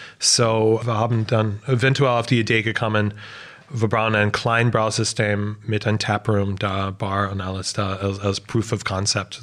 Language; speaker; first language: German; non-native, fluent; English